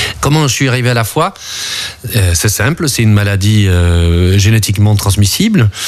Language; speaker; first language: French; early bilingual, other home language; Spanish